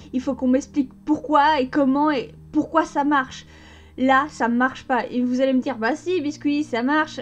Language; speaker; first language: French; native; French